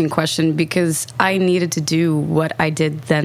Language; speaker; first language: English; native; English